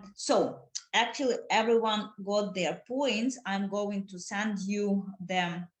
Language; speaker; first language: English; non-native, fluent; Ukrainian